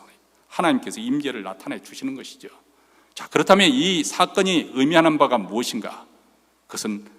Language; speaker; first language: Korean; native; Korean